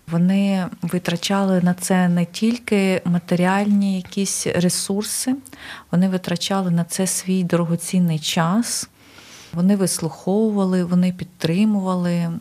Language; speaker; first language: Ukrainian; native; Ukrainian